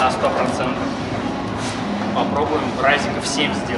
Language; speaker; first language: Russian; native; Russian